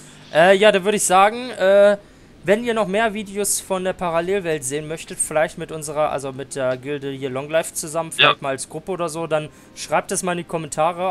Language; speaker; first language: German; native; German